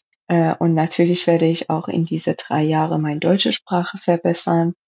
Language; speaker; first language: German; non-native, learner; Persian